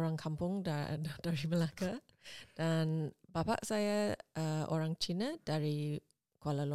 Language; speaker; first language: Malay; non-native, learner; English